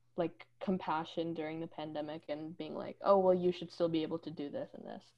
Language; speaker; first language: English; native; English